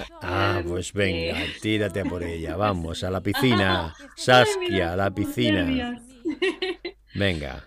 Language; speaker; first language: Spanish; native; Spanish